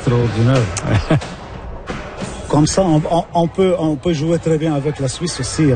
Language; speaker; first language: French; non-native, local second language; Arabic